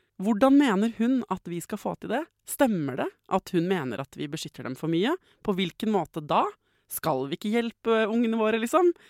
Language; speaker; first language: Norwegian; native; Norwegian